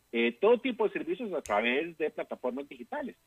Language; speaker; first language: Spanish; native; Spanish